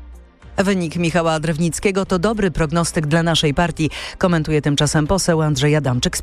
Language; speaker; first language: Polish; native; Polish